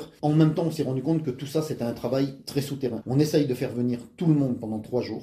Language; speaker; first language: French; native; French